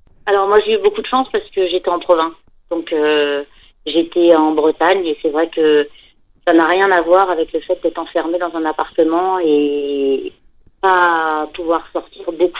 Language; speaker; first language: French; native; French